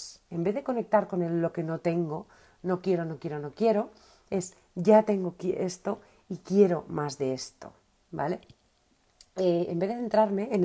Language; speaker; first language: Spanish; native; Spanish